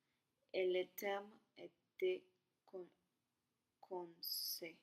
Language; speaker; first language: French; non-native, learner; Spanish